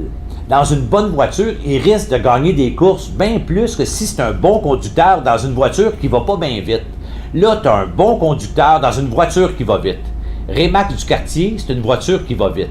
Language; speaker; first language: French; native; French